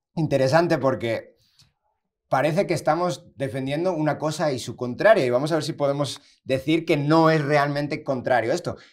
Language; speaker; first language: Spanish; native; Spanish